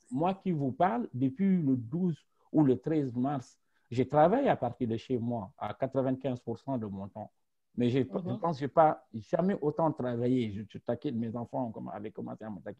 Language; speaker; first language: French; non-native, local second language; Wolof